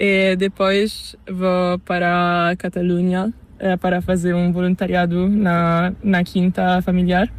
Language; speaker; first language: Spanish; non-native, learner; Italian